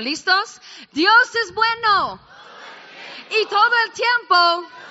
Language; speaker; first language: Spanish; non-native, fluent; English